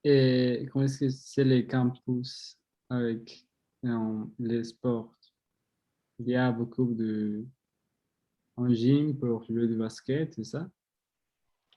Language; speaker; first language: French; non-native, learner; Spanish